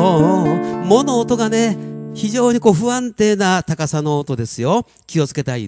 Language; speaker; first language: Japanese; native; Japanese